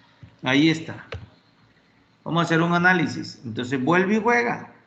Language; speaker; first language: Spanish; native; Spanish